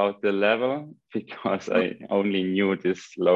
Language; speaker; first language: English; non-native, fluent; Swiss German